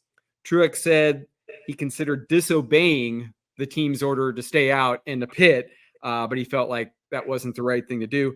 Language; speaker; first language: English; native; English